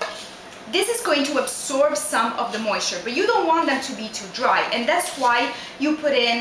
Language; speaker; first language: English; non-native, fluent; Italian